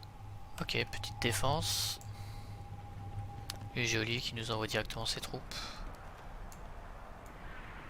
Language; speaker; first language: French; native; French